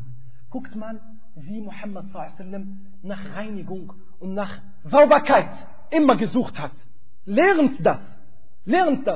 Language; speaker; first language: German; non-native, fluent; Arabic